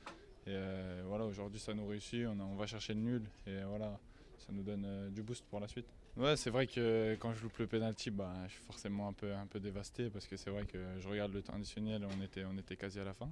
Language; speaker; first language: French; native; French